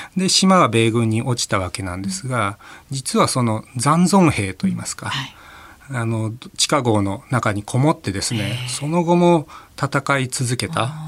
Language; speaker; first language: Japanese; native; Japanese